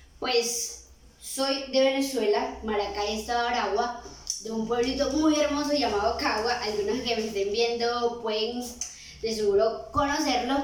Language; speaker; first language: Spanish; native; Spanish